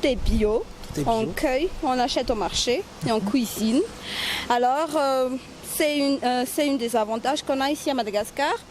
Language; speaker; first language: French; non-native, local second language; Malagasy